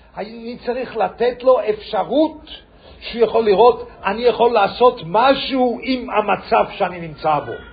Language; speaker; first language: Hebrew; non-native, fluent; English